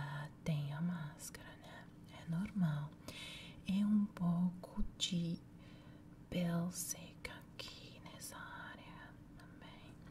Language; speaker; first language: Portuguese; non-native, fluent; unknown